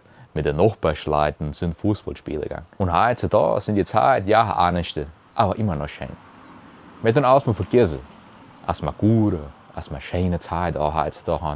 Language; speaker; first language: German; early bilingual, heritage; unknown